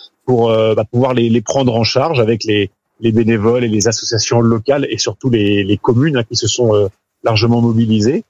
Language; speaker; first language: French; native; French